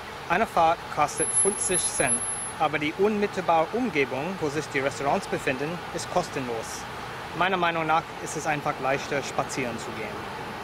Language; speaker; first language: German; non-native, fluent; English